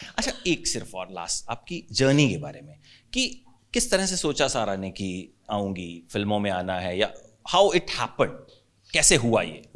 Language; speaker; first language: Hindi; native; Hindi